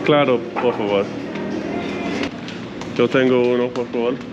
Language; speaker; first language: Spanish; non-native, learner; English